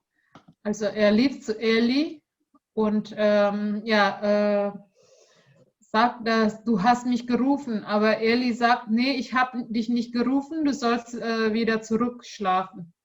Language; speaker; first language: German; non-native, learner; Indonesian